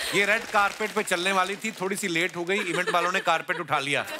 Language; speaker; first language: Hindi; native; Hindi